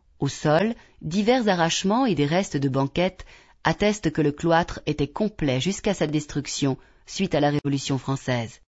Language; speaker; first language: French; native; French